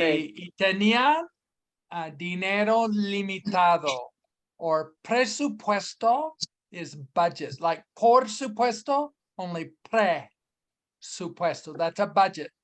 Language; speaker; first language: Spanish; non-native, fluent; English